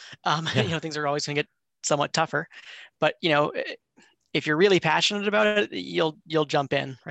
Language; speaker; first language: English; native; English